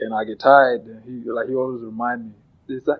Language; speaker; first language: English; non-native, local second language; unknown